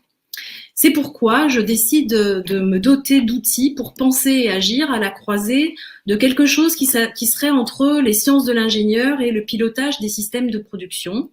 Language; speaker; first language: French; native; French